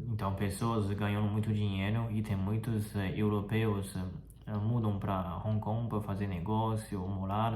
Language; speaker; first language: Portuguese; non-native, fluent; Chinese